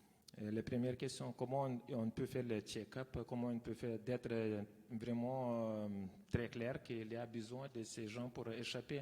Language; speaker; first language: French; non-native, fluent; Lithuanian